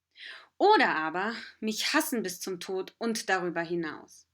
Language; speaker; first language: German; non-native, fluent; English